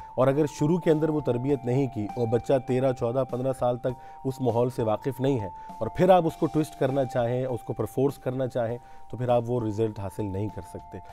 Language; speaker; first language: Urdu; non-native, local second language; Punjabi